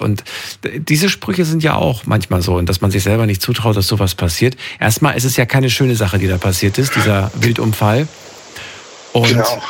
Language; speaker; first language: German; native; German